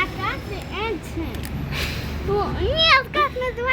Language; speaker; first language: Russian; early bilingual, heritage; Azerbaijani